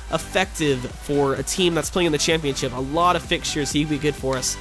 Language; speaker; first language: English; native; English